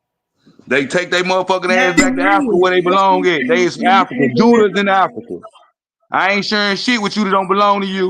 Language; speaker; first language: English; native; English